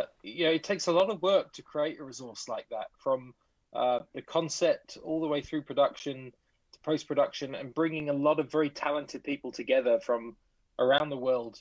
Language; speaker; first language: English; native; English